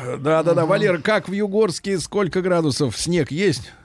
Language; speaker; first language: Russian; native; Russian